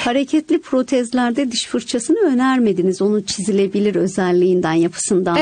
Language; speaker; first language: Turkish; native; Turkish